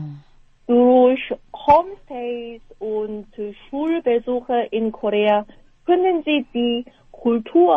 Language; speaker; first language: German; non-native, fluent; Korean